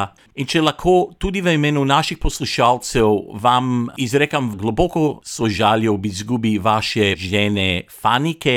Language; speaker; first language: Slovenian; non-native, local second language; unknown